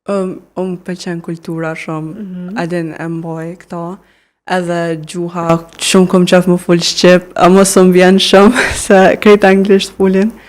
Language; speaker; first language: Albanian; early bilingual, heritage; Albanian